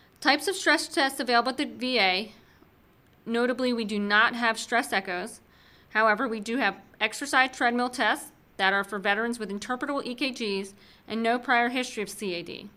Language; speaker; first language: English; native; English